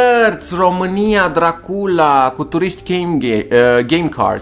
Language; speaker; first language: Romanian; native; Romanian